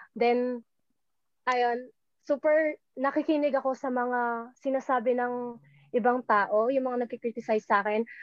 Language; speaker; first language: Filipino; non-native, local second language; Pampanga